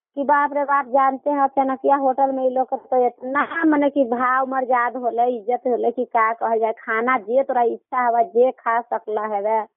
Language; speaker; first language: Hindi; native; Hindi